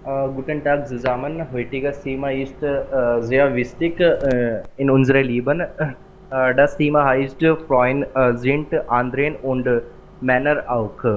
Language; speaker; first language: German; non-native, learner; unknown